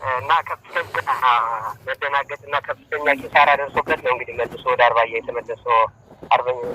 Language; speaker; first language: Amharic; native; Amharic